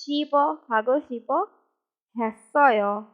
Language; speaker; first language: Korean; non-native, fluent; Urdu